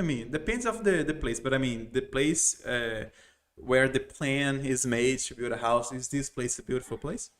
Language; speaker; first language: English; non-native, fluent; Portuguese